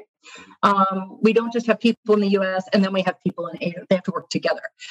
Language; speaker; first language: English; native; English